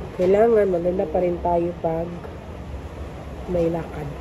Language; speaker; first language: Filipino; non-native, local second language; Hiligaynon